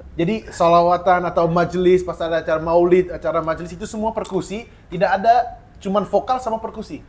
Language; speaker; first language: Indonesian; early bilingual, other home language; English